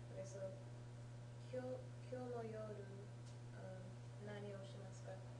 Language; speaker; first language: Japanese; non-native, learner; English